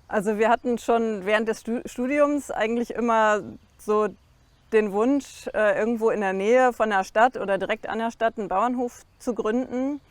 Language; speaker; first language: German; native; German